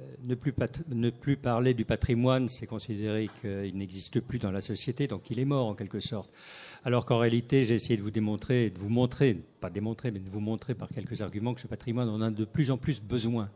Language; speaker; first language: French; native; French